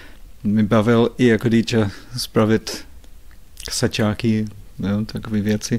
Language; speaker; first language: Czech; non-native, fluent; English